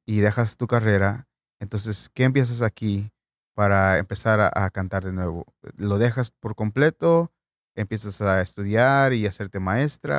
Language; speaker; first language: Spanish; native; Spanish